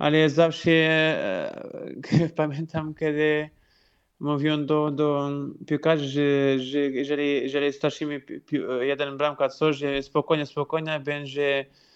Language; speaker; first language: Polish; non-native, fluent; Portuguese